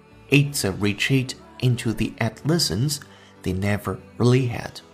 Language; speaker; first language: English; non-native, fluent; Chinese